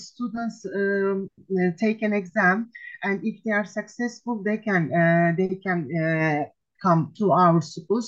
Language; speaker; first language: English; non-native, fluent; Turkish